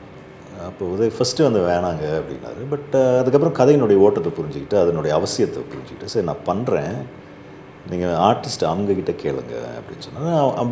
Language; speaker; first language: Tamil; native; Tamil